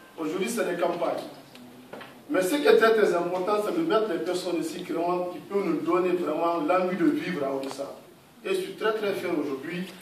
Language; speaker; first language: French; non-native, local second language; Fula